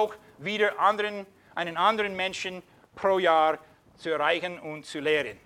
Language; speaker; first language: German; non-native, fluent; English